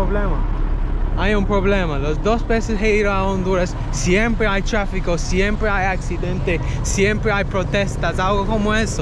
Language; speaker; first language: Spanish; non-native, learner; English